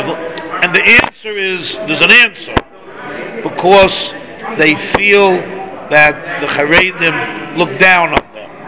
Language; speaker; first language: English; native; English